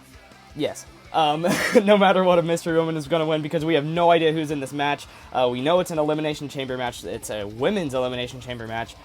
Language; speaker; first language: English; native; English